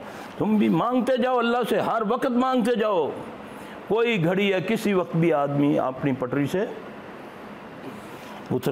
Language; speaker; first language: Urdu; non-native, local second language; Punjabi